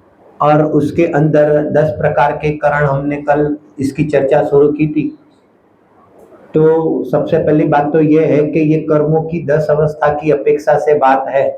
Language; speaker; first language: Hindi; non-native, local second language; Gujarati